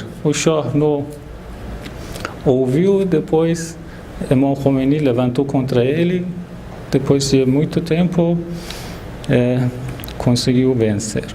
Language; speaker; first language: Portuguese; non-native, fluent; Persian